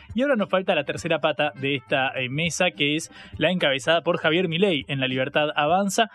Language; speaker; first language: Spanish; native; Spanish